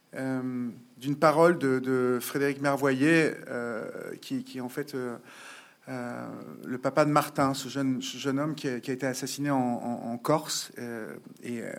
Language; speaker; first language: French; native; French